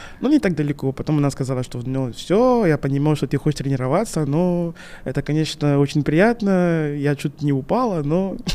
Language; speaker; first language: Russian; non-native, fluent; French